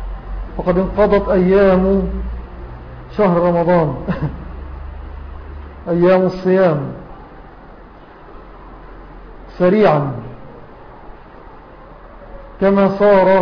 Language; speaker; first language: Arabic; native; Arabic